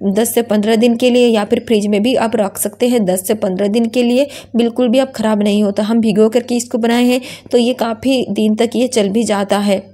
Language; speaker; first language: Hindi; native; Hindi